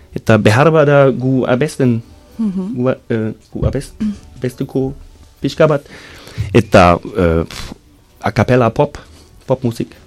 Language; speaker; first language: Basque; non-native, learner; German